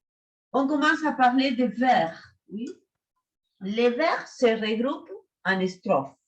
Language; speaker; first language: French; non-native, fluent; Spanish